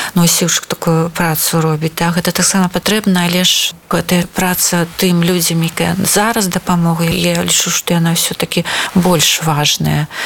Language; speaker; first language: Belarusian; non-native, local second language; Russian